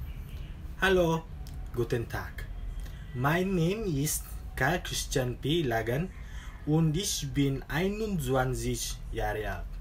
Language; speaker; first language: German; non-native, learner; Cebuano